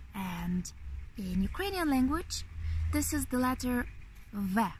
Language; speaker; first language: English; non-native, fluent; Ukrainian